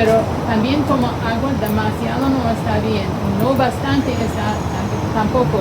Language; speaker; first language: Spanish; non-native, learner; English